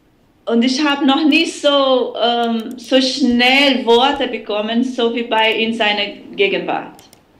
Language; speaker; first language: German; non-native, fluent; Portuguese